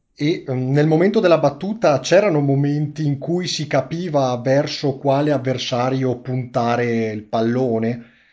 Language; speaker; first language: Italian; native; Italian